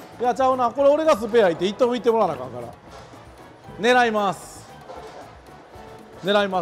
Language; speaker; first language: Japanese; native; Japanese